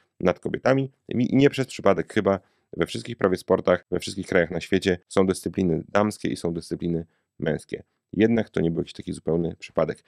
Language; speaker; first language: Polish; native; Polish